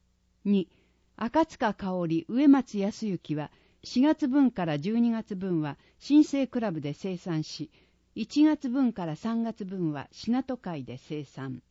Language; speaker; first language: Japanese; native; Japanese